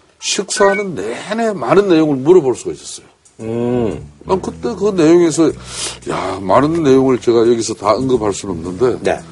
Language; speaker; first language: Korean; native; Korean